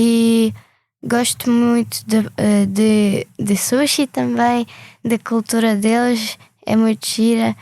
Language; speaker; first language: Portuguese; early bilingual, other home language; Ukrainian